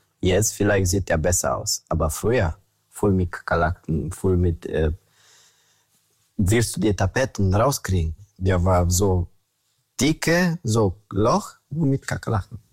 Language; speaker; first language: German; non-native, learner; Romanian